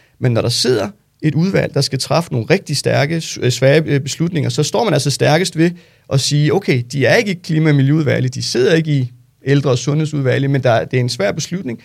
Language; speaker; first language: Danish; early bilingual, other home language; Turkish